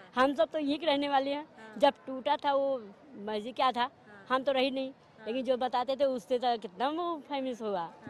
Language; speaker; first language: Hindi; native; Hindi